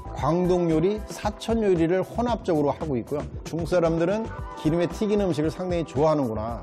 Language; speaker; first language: Korean; native; Korean